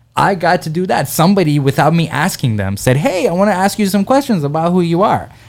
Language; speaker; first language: English; early bilingual, other home language; Persian